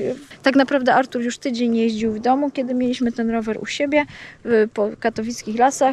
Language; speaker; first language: Polish; native; Polish